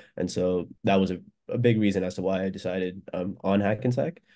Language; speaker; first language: English; native; English